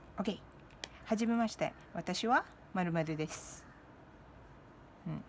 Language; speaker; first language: Japanese; non-native, fluent; Malay